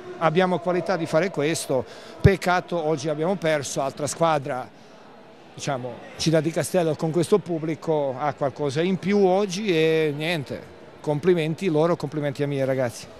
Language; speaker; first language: Italian; non-native, learner; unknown